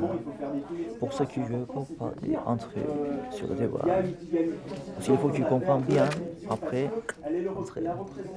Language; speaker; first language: French; non-native, learner; Turkish